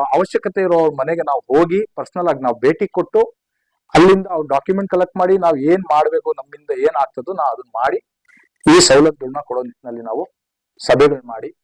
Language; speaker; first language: Kannada; non-native, local second language; Urdu